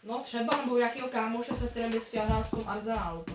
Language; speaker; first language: Czech; native; Czech